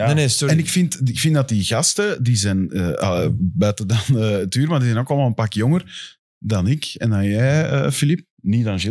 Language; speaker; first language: Dutch; native; Dutch